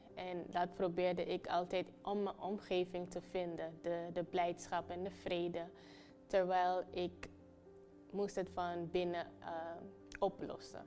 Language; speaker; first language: Dutch; non-native, fluent; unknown